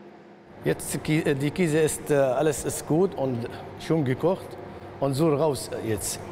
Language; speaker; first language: German; non-native, learner; Arabic